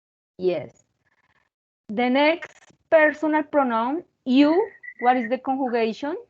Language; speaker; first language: English; non-native, learner; Spanish